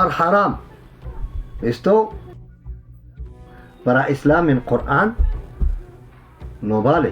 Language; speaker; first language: Spanish; non-native, learner; Arabic